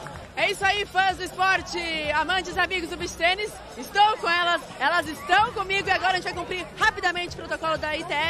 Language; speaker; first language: Portuguese; native; Portuguese